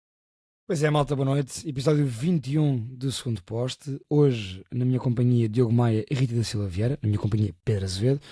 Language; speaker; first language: Portuguese; native; Portuguese